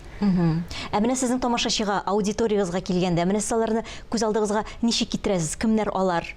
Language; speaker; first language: Tatar; native; Tatar